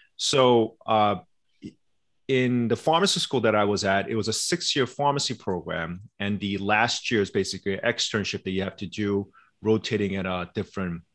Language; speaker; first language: English; early bilingual, other home language; Korean